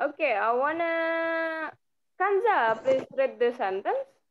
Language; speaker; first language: English; non-native, fluent; Indonesian